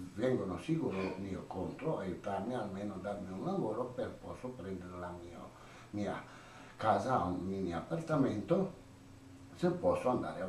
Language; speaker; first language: Italian; non-native, learner; Croatian